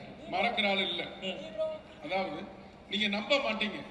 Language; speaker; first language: Tamil; native; Tamil